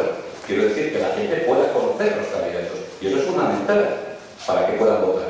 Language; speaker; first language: Spanish; native; Spanish